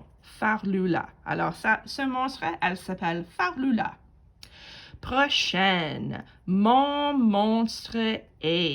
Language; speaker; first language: French; non-native, fluent; English